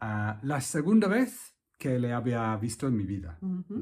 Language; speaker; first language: Spanish; non-native, fluent; English